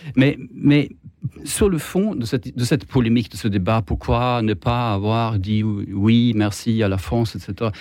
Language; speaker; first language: French; non-native, fluent; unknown